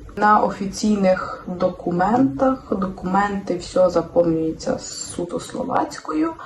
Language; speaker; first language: Ukrainian; native; Ukrainian